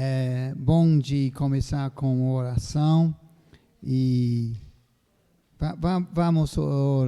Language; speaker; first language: Portuguese; non-native, fluent; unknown